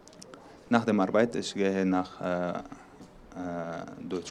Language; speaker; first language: German; non-native, learner; Arabic